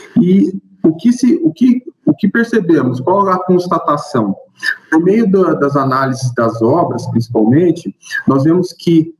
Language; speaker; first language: Portuguese; native; Portuguese